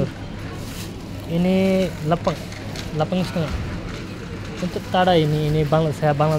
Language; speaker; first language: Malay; non-native, learner; Bangla